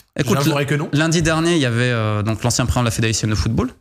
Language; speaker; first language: French; native; French